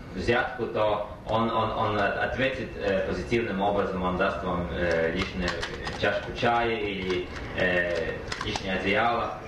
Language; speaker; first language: Russian; native; Russian